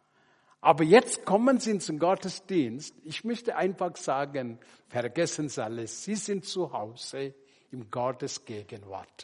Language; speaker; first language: German; non-native, learner; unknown